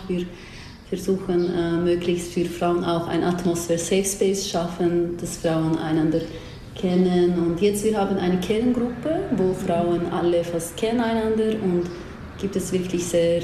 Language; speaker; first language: German; non-native, fluent; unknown